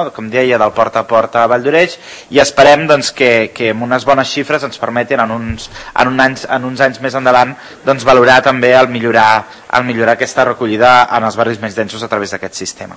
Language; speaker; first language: Catalan; native; Catalan